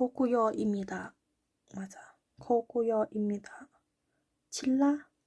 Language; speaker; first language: Korean; non-native, learner; Thai